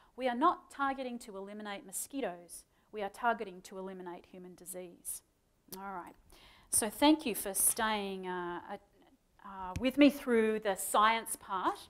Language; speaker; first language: English; native; English